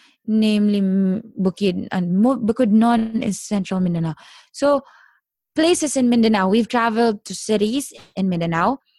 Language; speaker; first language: English; non-native, local second language; Filipino